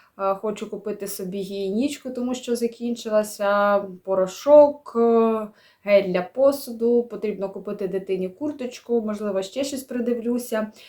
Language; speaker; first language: Ukrainian; native; Ukrainian